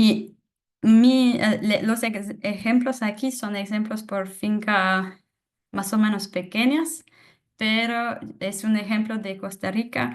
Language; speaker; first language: Spanish; non-native, fluent; French